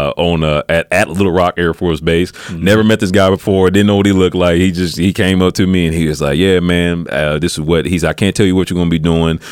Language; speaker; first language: English; native; English